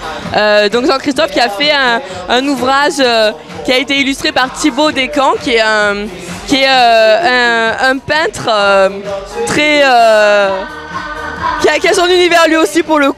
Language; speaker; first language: French; native; French